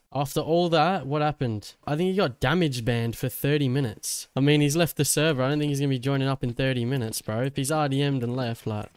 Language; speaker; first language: English; native; English